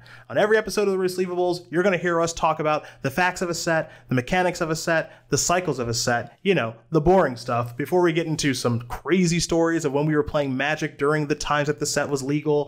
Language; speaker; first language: English; native; English